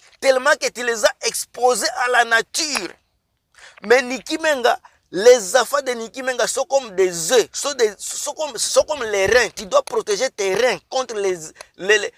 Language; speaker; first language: French; non-native, local second language; Lingala